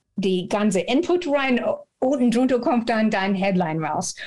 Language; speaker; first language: German; non-native, fluent; English